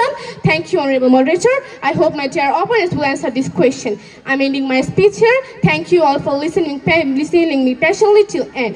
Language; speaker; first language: English; non-native, learner; Bangla